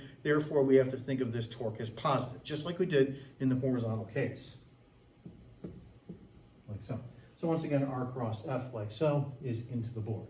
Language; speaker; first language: English; native; English